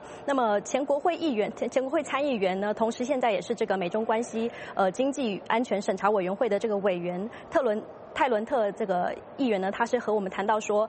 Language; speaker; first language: Chinese; native; Chinese